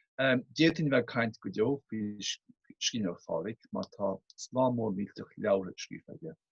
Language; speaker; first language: Irish; native; Irish